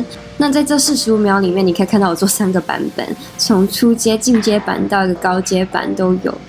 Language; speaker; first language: Chinese; native; Chinese